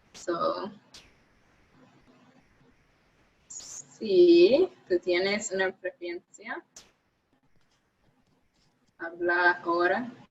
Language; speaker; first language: Spanish; non-native, learner; English